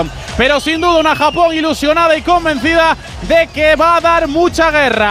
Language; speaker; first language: Spanish; native; Spanish